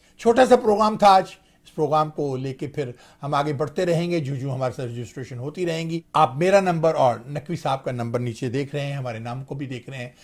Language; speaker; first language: Urdu; native; Urdu